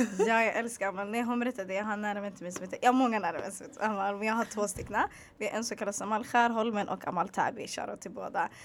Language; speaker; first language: Swedish; native; Swedish